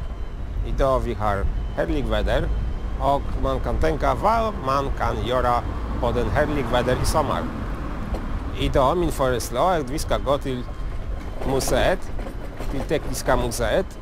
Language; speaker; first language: Swedish; non-native, learner; Polish